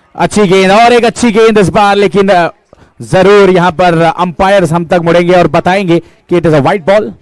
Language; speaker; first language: Hindi; non-native, local second language; Marathi